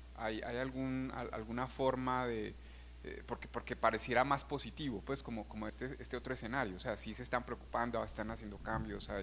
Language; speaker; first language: Spanish; native; Spanish